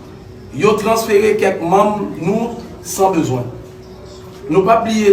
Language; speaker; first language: Haitian Creole; native; Haitian Creole